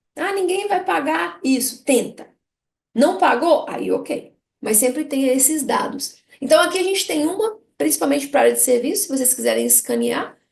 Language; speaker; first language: Portuguese; native; Portuguese